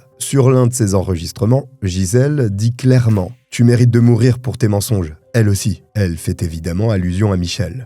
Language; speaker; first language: French; native; French